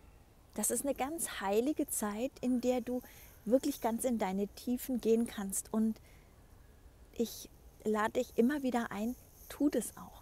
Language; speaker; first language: German; native; German